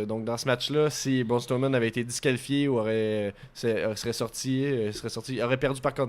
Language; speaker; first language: French; native; French